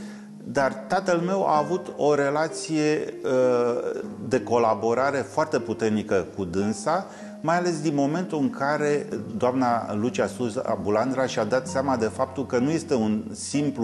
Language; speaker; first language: Romanian; native; Romanian